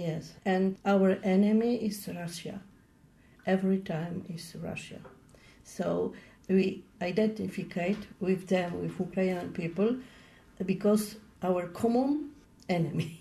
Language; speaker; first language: English; non-native, learner; Polish